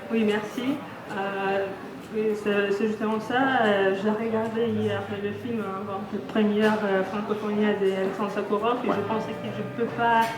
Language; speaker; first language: French; non-native, fluent; Russian